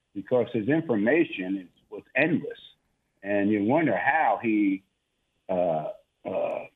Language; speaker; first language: English; native; English